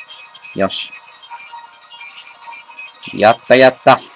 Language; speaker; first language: Japanese; non-native, learner; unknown